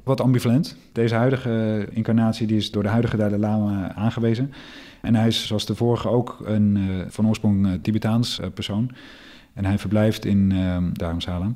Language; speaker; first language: Dutch; native; Dutch